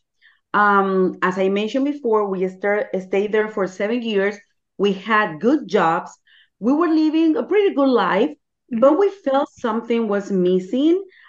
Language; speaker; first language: English; non-native, fluent; Spanish